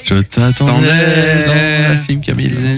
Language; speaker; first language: French; native; French